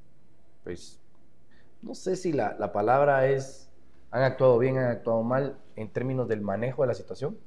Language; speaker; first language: Spanish; native; Spanish